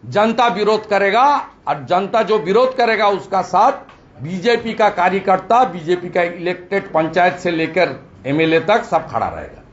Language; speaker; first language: Hindi; non-native, local second language; Bangla